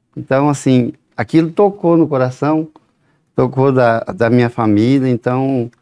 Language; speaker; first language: Portuguese; native; Portuguese